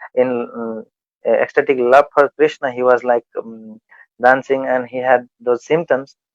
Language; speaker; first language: English; non-native, local second language; Nepali